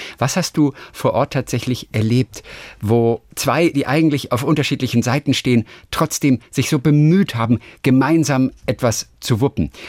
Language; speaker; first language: German; native; German